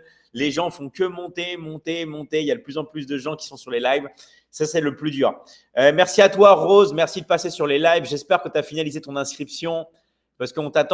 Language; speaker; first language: French; native; French